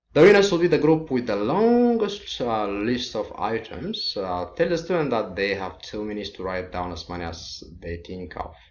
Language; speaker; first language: English; non-native, local second language; Amharic